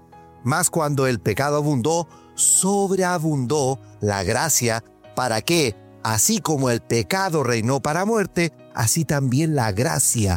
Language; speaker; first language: Spanish; native; Spanish